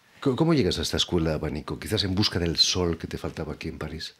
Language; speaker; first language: Spanish; native; Spanish